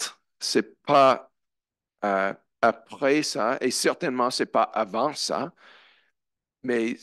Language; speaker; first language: French; non-native, learner; English